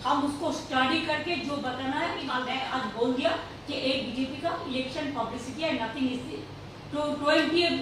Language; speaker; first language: Hindi; non-native, local second language; Bangla